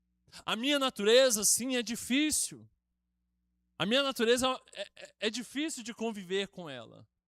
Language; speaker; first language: Portuguese; native; Portuguese